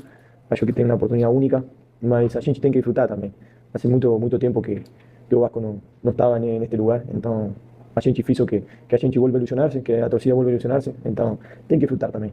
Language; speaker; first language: Portuguese; non-native, fluent; Spanish